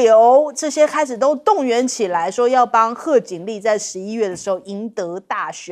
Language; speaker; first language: Chinese; native; Chinese